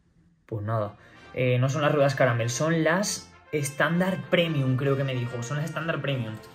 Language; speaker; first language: Spanish; native; Spanish